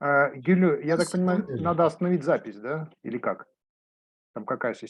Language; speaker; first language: Russian; native; Russian